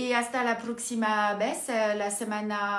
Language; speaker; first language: Spanish; non-native, learner; French